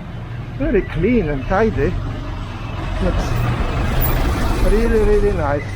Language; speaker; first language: English; non-native, fluent; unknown